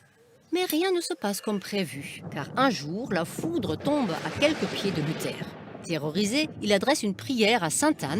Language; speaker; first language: French; native; French